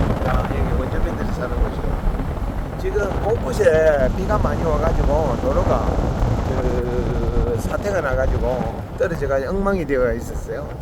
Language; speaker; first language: Korean; native; Korean